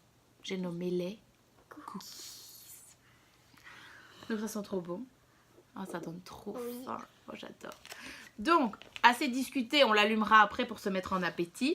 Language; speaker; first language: French; native; French